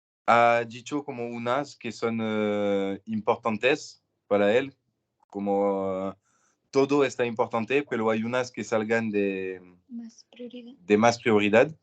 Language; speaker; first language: Spanish; non-native, learner; French